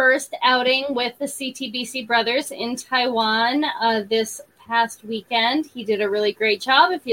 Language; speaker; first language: English; native; English